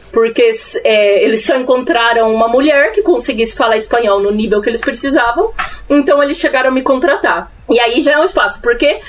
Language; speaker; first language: Portuguese; early bilingual, other home language; Spanish